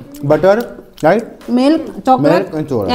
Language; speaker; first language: English; non-native, learner; Hindi